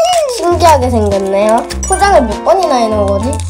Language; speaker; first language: Korean; native; Korean